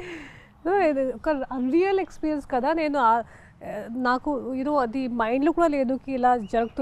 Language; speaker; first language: Telugu; non-native, fluent; Hindi